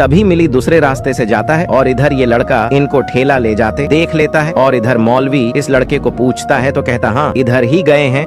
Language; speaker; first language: Hindi; native; Hindi